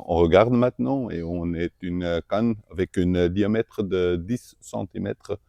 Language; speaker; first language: French; non-native, local second language; Dutch